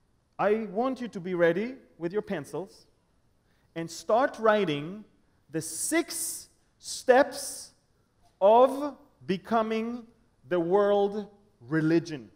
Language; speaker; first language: English; non-native, fluent; Hebrew